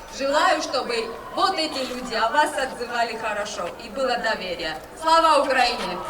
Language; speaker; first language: Russian; non-native, fluent; Georgian